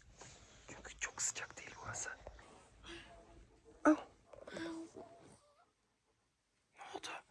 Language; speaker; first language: Turkish; early bilingual, heritage; Turkish